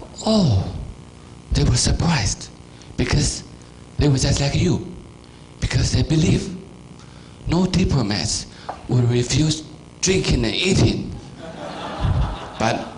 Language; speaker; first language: English; non-native, fluent; Chinese